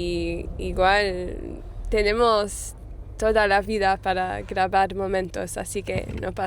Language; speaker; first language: Spanish; non-native, learner; English